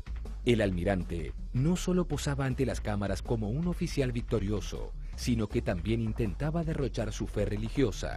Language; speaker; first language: Spanish; native; Spanish